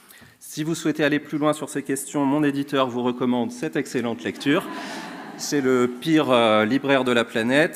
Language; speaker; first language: French; native; French